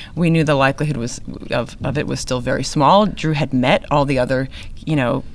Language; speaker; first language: English; native; English